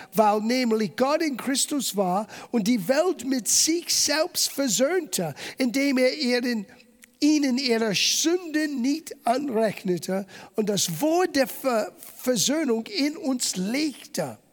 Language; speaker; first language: German; non-native, fluent; English